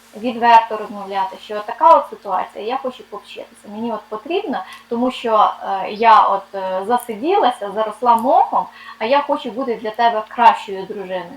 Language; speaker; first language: Ukrainian; non-native, local second language; Russian